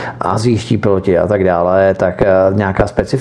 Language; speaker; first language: Czech; native; Czech